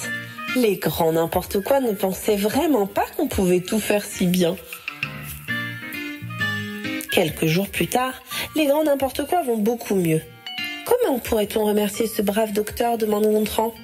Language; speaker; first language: French; native; French